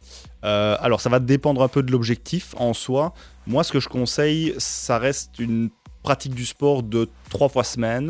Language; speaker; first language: French; native; French